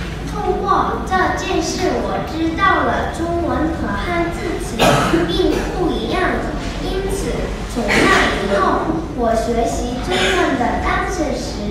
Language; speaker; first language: Chinese; non-native, learner; Korean